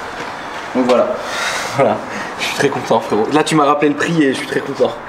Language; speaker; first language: French; native; French